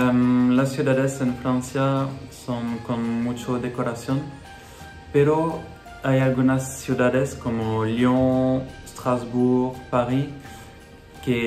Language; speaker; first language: Spanish; non-native, learner; French